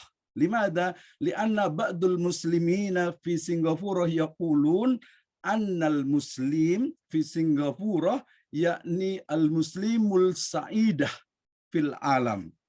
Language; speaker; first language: Arabic; non-native, learner; Indonesian